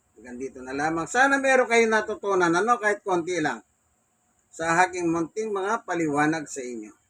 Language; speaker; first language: Filipino; non-native, local second language; Pampanga